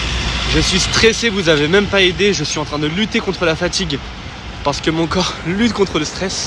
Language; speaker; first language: French; native; French